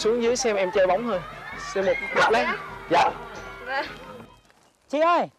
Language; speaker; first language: Vietnamese; native; Vietnamese